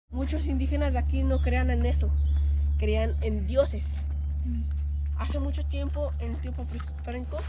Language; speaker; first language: Spanish; native; Spanish